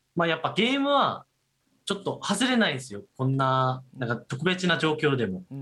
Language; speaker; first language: Japanese; non-native, fluent; Korean